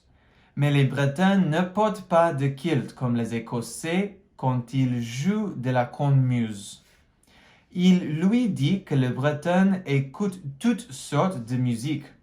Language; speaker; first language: French; non-native, fluent; English